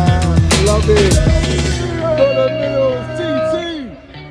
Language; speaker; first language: English; native; English